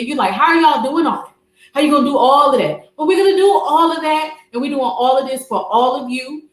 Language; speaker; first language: English; native; English